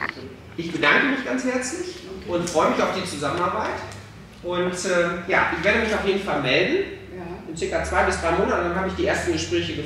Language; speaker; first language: German; native; German